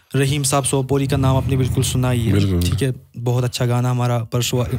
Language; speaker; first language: Urdu; non-native, local second language; Kashmiri